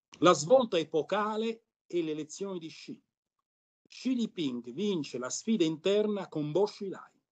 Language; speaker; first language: Italian; native; Italian